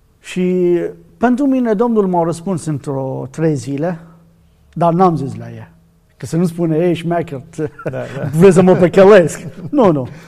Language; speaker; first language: Romanian; non-native, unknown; Arabic